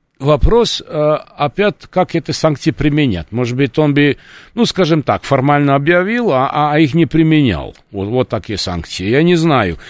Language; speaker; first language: Russian; non-native, fluent; Serbian